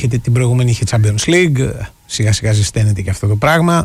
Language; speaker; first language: Greek; native; Greek